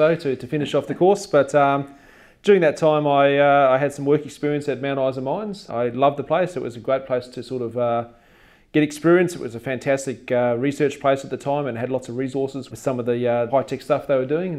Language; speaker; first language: English; native; English